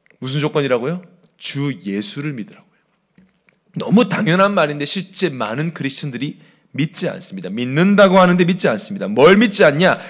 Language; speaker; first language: Korean; native; Korean